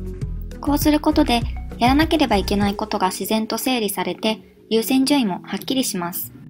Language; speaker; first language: Japanese; native; Japanese